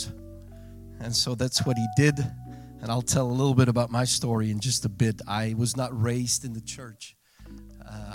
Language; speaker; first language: English; non-native, fluent; Dutch